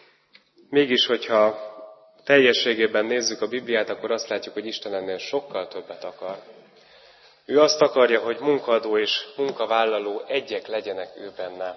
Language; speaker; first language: Hungarian; native; Hungarian